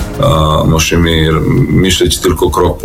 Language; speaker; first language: Polish; non-native, learner; Serbian